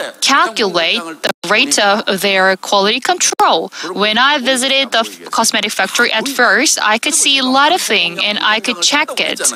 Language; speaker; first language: English; non-native, fluent; Korean